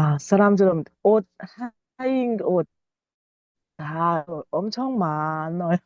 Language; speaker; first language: Korean; non-native, learner; Thai